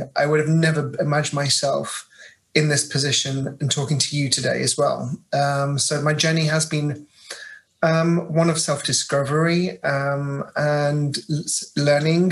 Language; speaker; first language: English; native; English